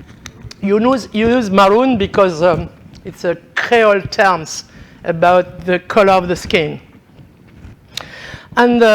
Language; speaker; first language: English; non-native, learner; French